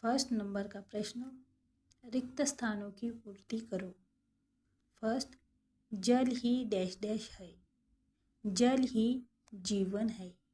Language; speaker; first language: Hindi; non-native, local second language; Marathi